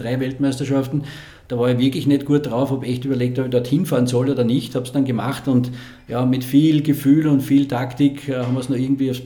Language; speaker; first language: German; native; German